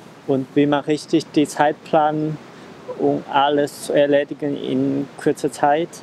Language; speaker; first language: German; non-native, fluent; Chinese